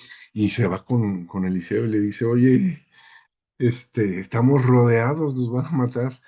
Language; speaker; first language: Spanish; native; Spanish